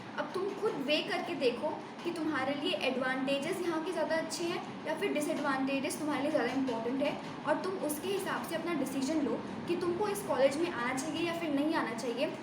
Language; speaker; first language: Hindi; native; Hindi